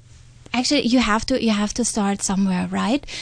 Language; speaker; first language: English; non-native, fluent; German